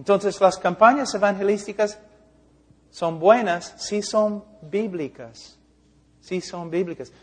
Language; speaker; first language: Spanish; non-native, fluent; English